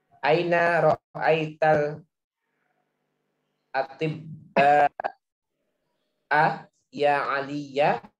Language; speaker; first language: Arabic; non-native, learner; Indonesian